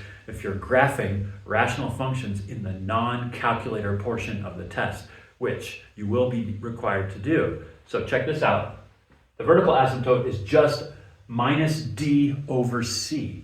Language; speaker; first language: English; native; English